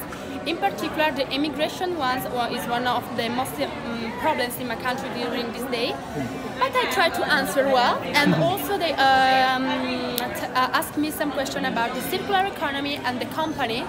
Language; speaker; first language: English; non-native, learner; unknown